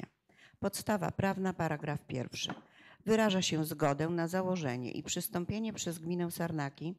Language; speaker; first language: Polish; native; Polish